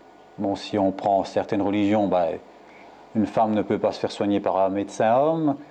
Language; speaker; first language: French; native; French